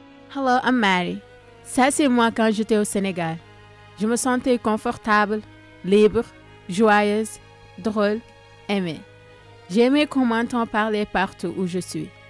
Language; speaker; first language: French; non-native, local second language; Wolof